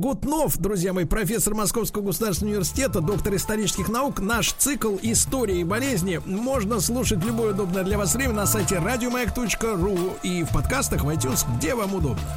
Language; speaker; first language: Russian; native; Russian